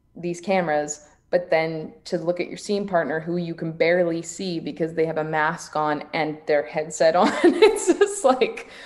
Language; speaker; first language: English; native; English